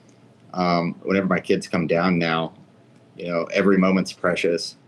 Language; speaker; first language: English; native; English